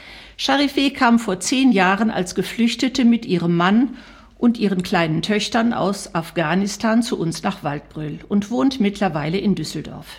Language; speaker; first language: German; native; German